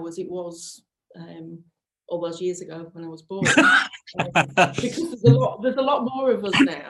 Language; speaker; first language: English; native; English